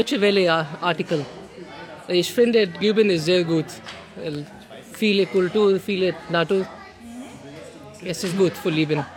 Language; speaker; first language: German; non-native, learner; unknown